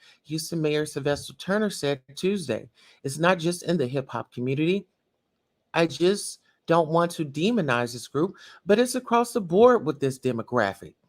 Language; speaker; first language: English; native; English